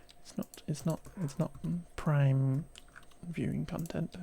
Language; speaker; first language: English; native; English